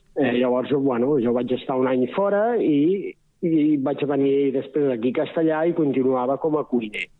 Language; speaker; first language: Catalan; native; Catalan